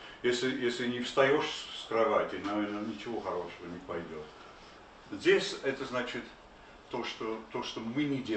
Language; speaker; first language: Russian; non-native, fluent; English